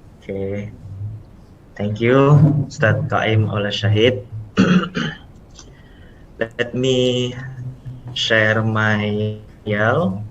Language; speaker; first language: English; non-native, fluent; Indonesian